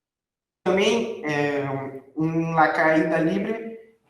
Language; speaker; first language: Spanish; non-native, fluent; Portuguese